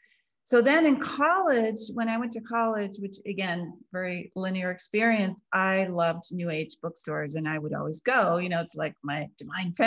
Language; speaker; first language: English; native; English